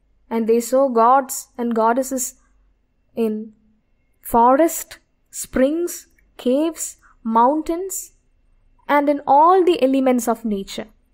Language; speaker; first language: English; non-native, local second language; Malayalam